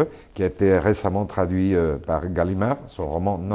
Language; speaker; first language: French; non-native, fluent; Spanish